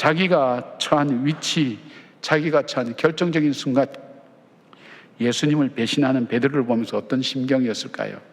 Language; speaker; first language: Korean; native; Korean